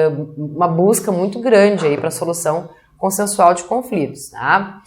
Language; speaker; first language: Portuguese; native; Portuguese